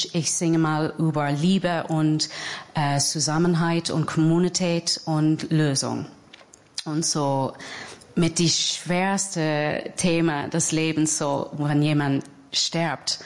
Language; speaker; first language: German; non-native, fluent; English